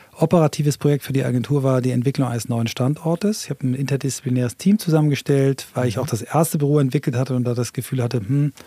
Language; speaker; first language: German; native; German